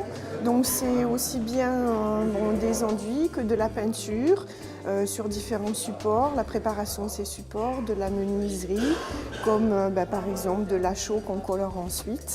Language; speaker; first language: French; native; French